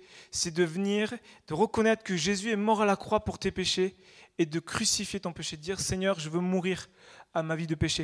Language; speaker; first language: French; native; French